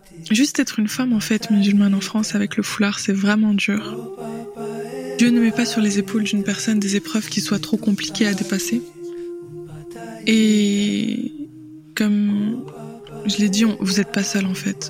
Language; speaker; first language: French; native; French